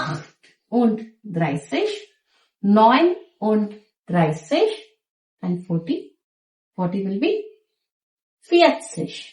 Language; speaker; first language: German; non-native, fluent; Hindi